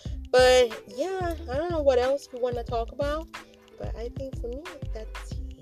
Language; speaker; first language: English; early bilingual, other home language; Spanish